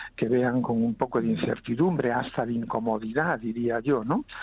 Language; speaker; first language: Spanish; native; Spanish